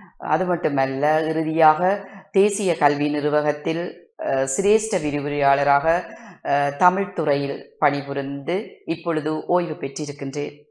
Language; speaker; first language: Tamil; native; Tamil